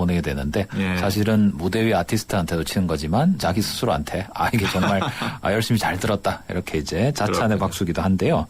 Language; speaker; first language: Korean; native; Korean